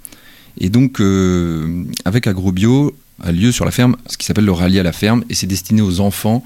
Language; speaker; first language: French; native; French